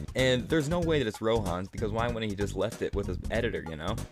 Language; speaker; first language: English; native; English